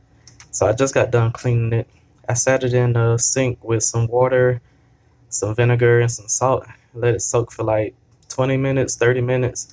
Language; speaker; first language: English; native; English